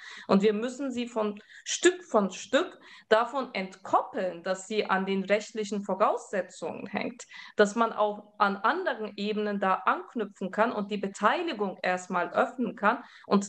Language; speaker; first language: German; early bilingual, other home language; Turkish